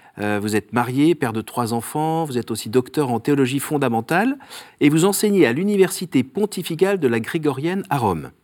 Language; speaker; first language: French; native; French